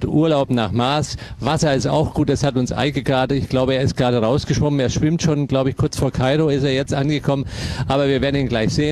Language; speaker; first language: German; native; German